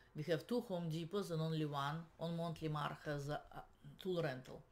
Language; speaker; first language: English; non-native, fluent; Russian